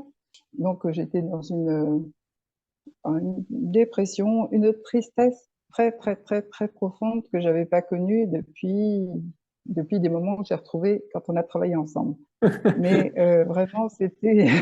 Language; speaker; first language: French; native; French